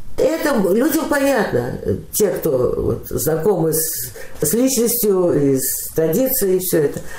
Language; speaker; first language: Russian; native; Russian